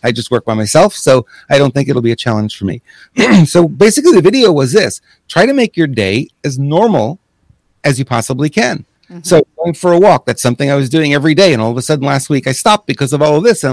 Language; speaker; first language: English; native; English